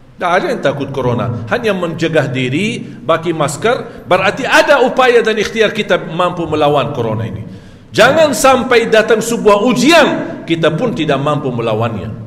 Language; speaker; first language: Malay; non-native, fluent; Arabic